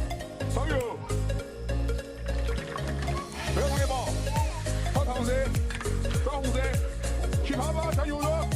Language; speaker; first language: Chinese; native; Chinese